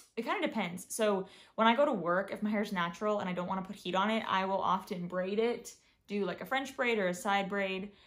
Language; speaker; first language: English; native; English